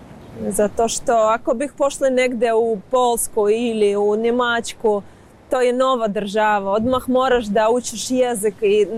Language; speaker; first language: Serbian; non-native, learner; Ukrainian